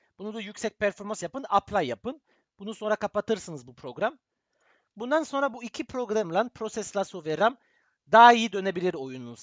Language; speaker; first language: Turkish; early bilingual, heritage; Turkish